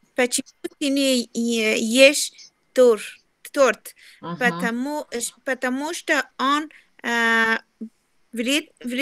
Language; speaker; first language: Russian; non-native, learner; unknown